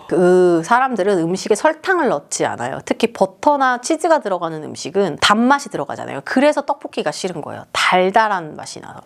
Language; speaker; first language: Korean; native; Korean